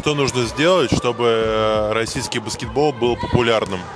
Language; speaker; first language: Russian; native; Russian